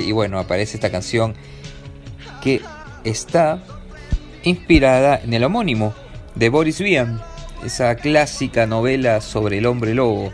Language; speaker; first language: Spanish; native; Spanish